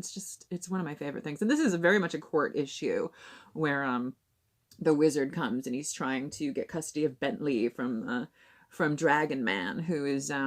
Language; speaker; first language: English; native; English